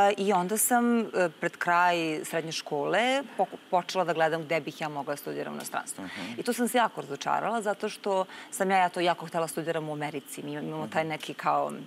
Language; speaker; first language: Serbian; native; Serbian